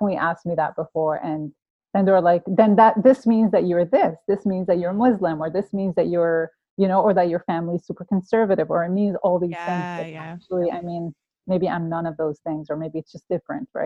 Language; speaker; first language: English; non-native, fluent; Persian